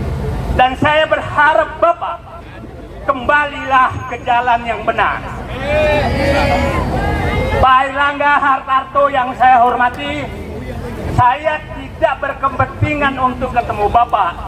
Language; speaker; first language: Indonesian; native; Indonesian